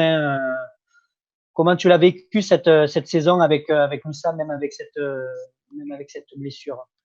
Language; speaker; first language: French; native; French